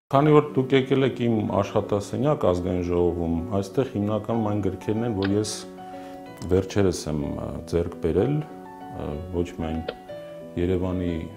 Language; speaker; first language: Armenian; native; Armenian